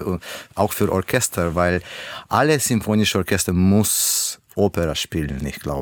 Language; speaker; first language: German; non-native, learner; Russian